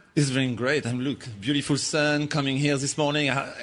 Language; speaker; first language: English; non-native, fluent; French